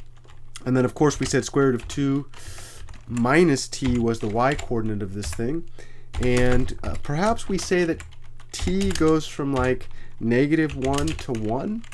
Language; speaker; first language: English; native; English